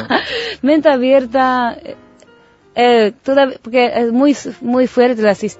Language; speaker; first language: Spanish; non-native, learner; Japanese